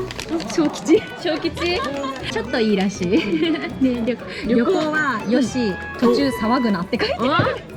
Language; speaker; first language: Japanese; native; Japanese